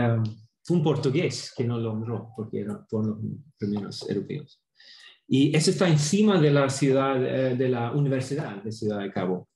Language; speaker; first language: Spanish; non-native, fluent; Swedish